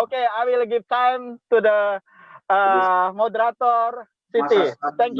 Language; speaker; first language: English; non-native, local second language; Indonesian